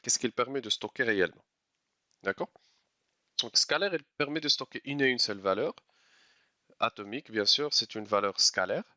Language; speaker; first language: French; non-native, local second language; Arabic